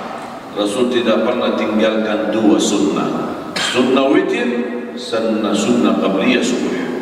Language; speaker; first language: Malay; non-native, fluent; Arabic